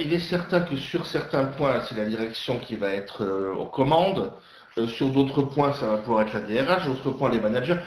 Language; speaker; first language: French; native; French